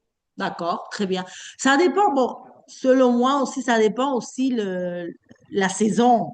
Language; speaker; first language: French; non-native, fluent; Spanish